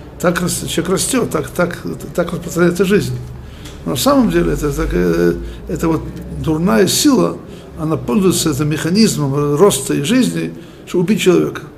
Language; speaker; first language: Russian; early bilingual, heritage; Russian